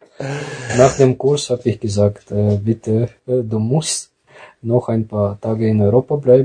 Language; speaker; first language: German; non-native, fluent; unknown